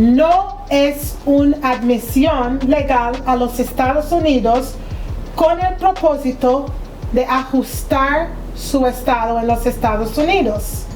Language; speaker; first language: Spanish; non-native, fluent; English